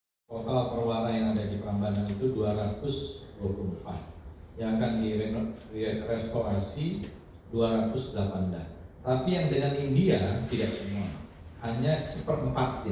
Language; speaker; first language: Indonesian; native; Indonesian